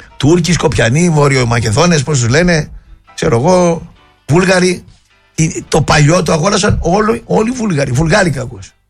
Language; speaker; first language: Greek; native; Greek